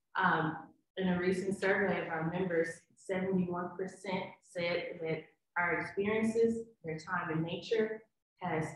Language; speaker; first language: English; native; English